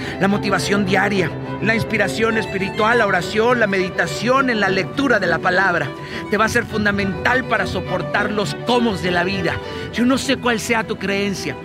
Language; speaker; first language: Spanish; native; Spanish